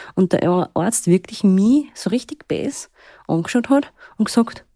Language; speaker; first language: German; early bilingual, other home language; Turkish